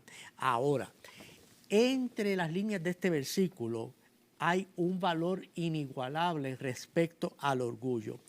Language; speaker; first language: Spanish; native; Spanish